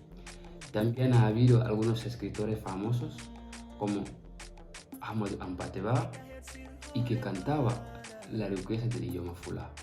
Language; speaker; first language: Spanish; non-native, fluent; Fula